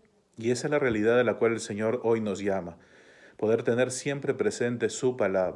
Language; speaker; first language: Spanish; native; Spanish